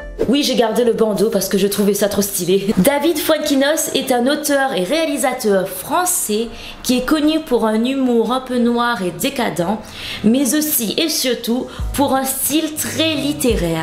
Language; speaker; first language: French; native; French